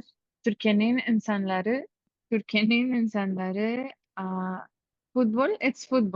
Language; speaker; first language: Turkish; non-native, learner; Spanish